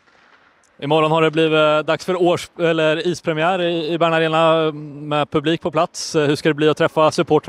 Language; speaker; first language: Swedish; native; Swedish